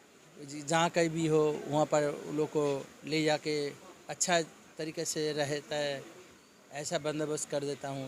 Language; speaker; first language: Hindi; non-native, local second language; Bangla